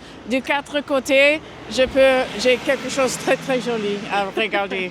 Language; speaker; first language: French; non-native, fluent; English